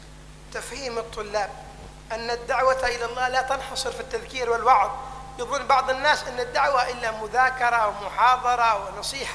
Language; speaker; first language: Arabic; native; Arabic